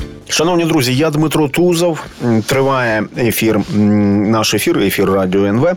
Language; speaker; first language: Ukrainian; native; Ukrainian